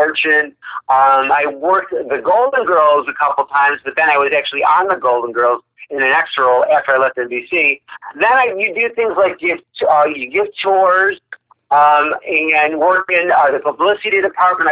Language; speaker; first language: English; native; English